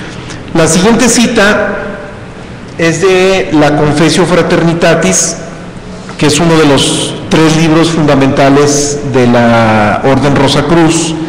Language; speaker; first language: Spanish; native; Spanish